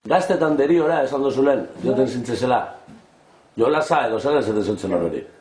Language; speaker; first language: Basque; native; Basque